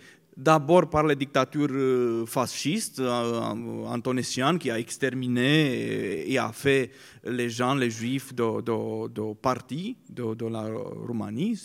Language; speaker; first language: French; non-native, fluent; Romanian